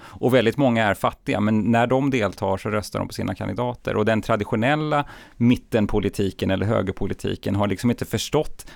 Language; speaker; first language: Swedish; native; Swedish